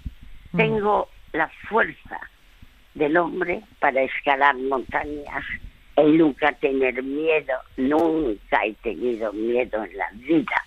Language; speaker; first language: Spanish; early bilingual, other home language; French